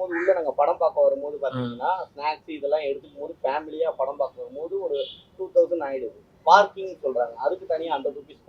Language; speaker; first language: Tamil; native; Tamil